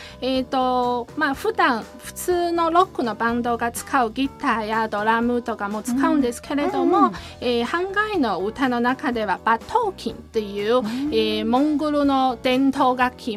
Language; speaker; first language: Japanese; non-native, fluent; Chinese